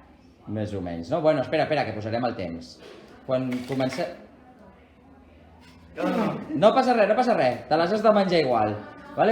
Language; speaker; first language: Catalan; native; Catalan